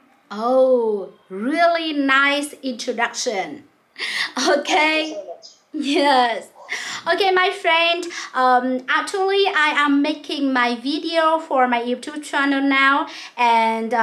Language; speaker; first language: English; non-native, local second language; Vietnamese